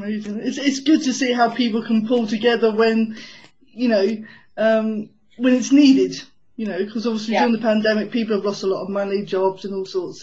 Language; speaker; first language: English; native; English